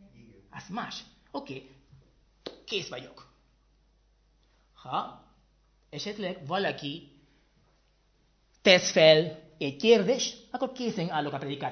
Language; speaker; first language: Hungarian; non-native, fluent; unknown